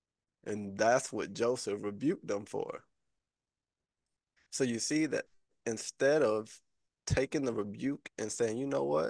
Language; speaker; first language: English; native; English